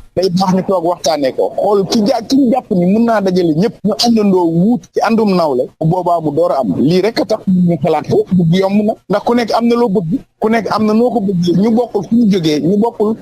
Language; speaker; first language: Wolof; native; Wolof